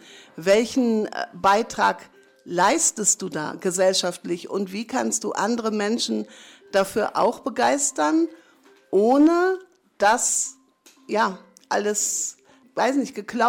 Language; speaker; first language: German; native; German